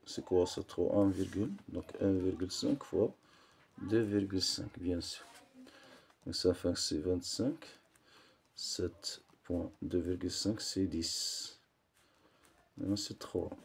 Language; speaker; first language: French; non-native, local second language; Arabic